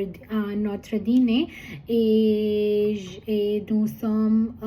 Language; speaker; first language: French; non-native, learner; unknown